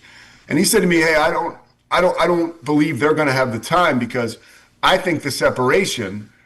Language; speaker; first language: English; native; English